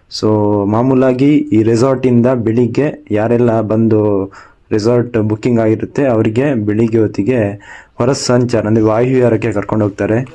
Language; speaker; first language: Kannada; non-native, local second language; Tulu